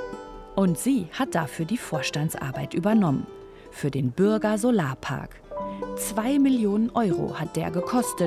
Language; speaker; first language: German; native; German